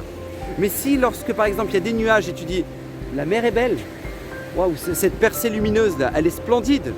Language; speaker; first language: French; native; French